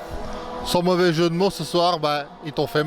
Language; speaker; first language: French; native; French